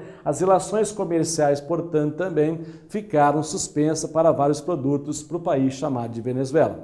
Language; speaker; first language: Portuguese; native; Portuguese